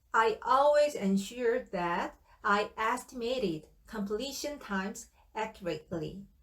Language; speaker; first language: English; non-native, fluent; Korean